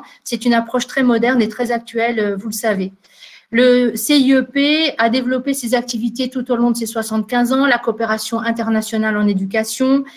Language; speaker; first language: French; native; French